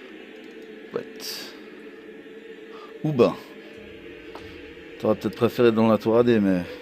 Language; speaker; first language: French; native; French